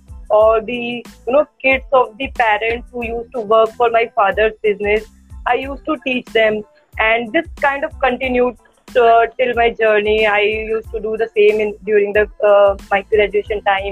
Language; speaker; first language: English; non-native, local second language; Hindi